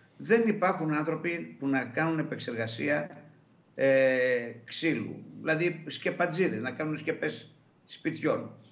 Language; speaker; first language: Greek; native; Greek